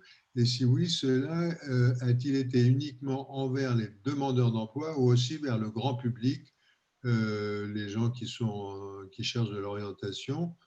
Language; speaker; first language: French; native; French